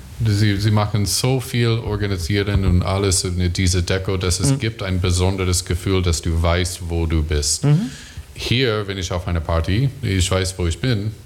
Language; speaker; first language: German; non-native, learner; English